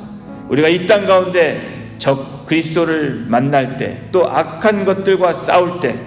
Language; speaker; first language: Korean; native; Korean